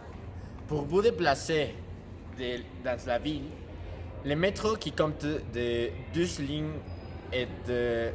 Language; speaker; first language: French; non-native, fluent; Spanish